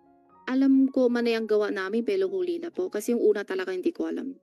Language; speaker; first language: Filipino; non-native, learner; Chinese